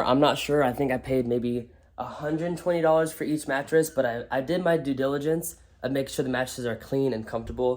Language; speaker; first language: English; native; English